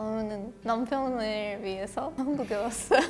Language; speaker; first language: Korean; non-native, learner; Russian